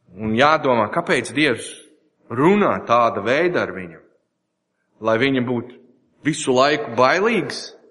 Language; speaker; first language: Latvian; non-native, learner; English